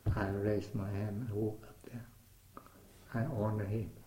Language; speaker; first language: English; non-native, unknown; Vietnamese